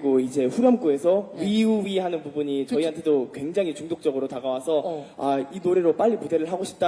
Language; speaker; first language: Korean; native; Korean